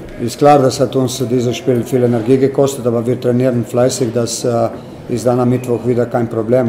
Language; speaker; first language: German; non-native, fluent; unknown